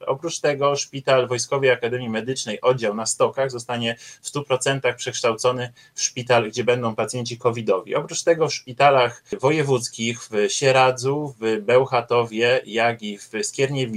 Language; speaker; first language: Polish; native; Polish